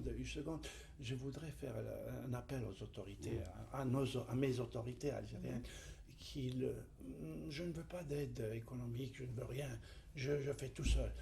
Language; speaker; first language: French; non-native, fluent; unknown